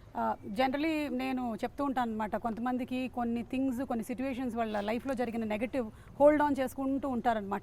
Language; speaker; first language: Telugu; native; Telugu